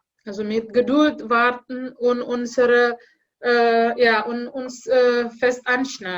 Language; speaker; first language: German; non-native, learner; Indonesian